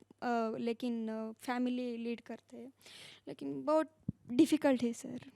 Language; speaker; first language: Hindi; non-native, local second language; Kannada